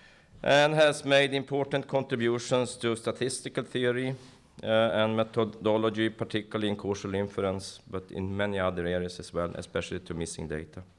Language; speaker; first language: English; non-native, fluent; Norwegian